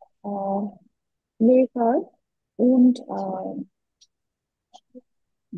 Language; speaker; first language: German; non-native, learner; Bangla